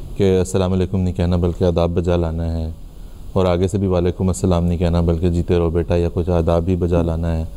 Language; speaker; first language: Urdu; native; Urdu